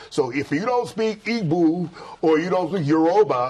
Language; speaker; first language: English; native; English